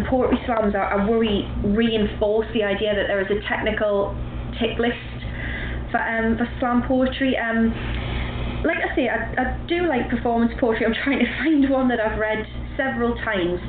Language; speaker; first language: English; native; English